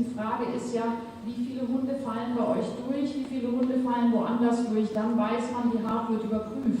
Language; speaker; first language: German; native; German